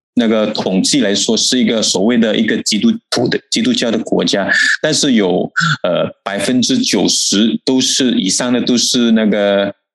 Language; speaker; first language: Chinese; native; Chinese